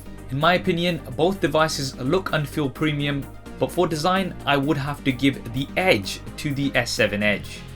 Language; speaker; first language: English; native; English